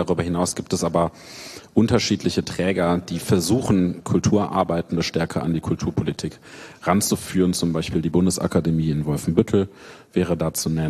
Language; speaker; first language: German; native; German